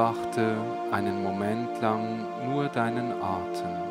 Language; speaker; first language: German; native; German